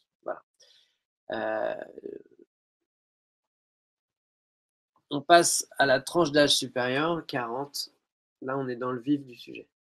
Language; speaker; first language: French; native; French